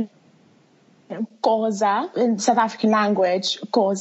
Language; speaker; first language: English; early bilingual, other home language; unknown